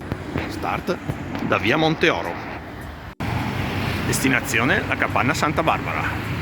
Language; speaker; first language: Italian; native; Italian